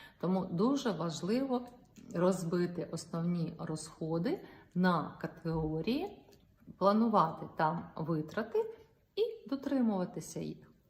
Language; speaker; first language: Ukrainian; non-native, local second language; Russian